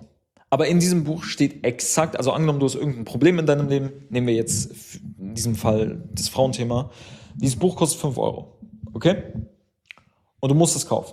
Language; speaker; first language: German; native; German